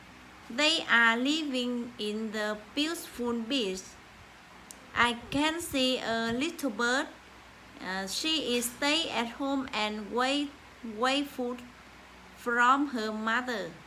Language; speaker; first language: English; non-native, learner; Vietnamese